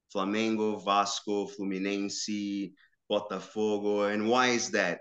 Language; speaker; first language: English; non-native, fluent; Portuguese